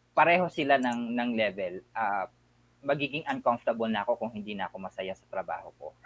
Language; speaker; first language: Filipino; native; Filipino